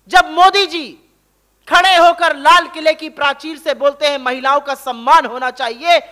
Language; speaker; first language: Hindi; native; Hindi